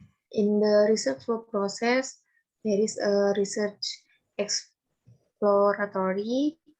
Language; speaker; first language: English; non-native, learner; Indonesian